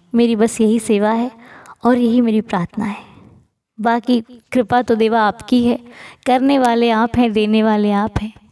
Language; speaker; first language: Hindi; native; Hindi